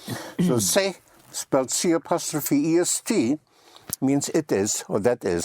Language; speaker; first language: French; non-native, fluent; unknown